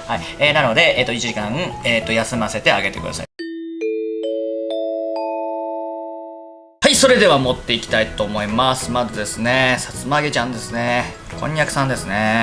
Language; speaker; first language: Japanese; native; Japanese